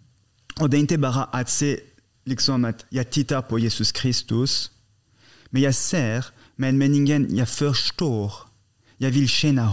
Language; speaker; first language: Swedish; non-native, fluent; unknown